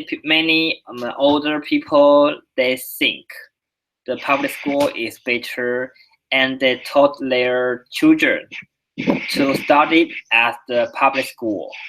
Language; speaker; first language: English; non-native, learner; Chinese